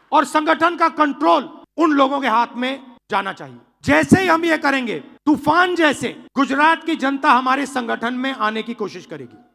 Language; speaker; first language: Hindi; native; Hindi